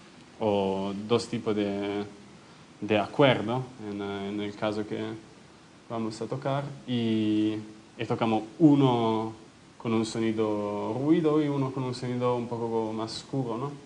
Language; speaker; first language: Spanish; non-native, fluent; Italian